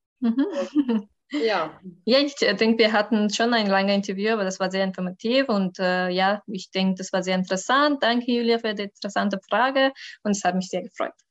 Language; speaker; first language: German; non-native, learner; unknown